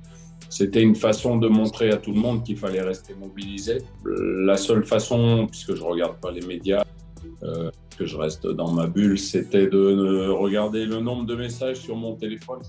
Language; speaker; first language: French; native; French